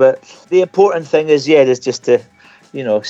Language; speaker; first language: English; native; English